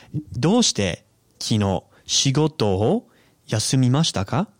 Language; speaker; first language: Japanese; non-native, fluent; English